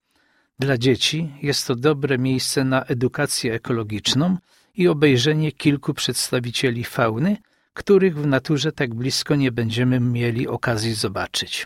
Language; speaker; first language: Polish; native; Polish